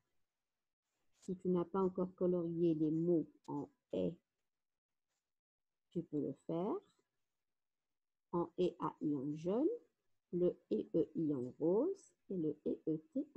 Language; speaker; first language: French; non-native, local second language; Arabic